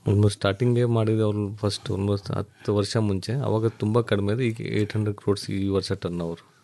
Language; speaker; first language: Kannada; non-native, learner; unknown